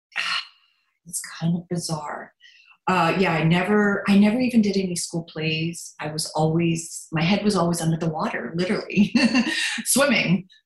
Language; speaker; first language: English; early bilingual, other home language; German